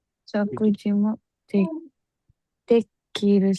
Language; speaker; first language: Japanese; non-native, learner; Indonesian